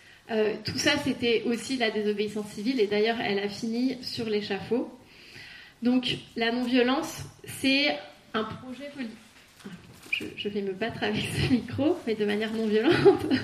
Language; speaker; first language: French; native; French